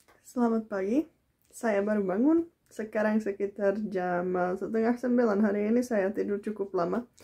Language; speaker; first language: Indonesian; non-native, fluent; Czech